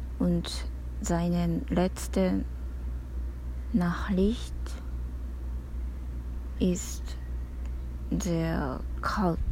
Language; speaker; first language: German; non-native, learner; Japanese